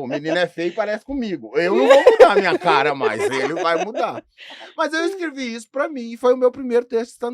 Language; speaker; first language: Portuguese; native; Portuguese